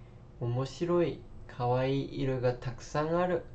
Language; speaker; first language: Japanese; non-native, learner; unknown